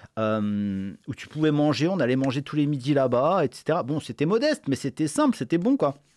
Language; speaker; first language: French; native; French